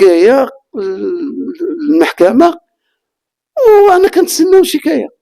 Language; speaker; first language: Arabic; native; Arabic